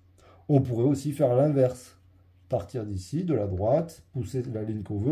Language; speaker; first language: French; native; French